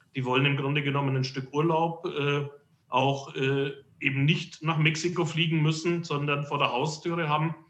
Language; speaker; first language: German; native; German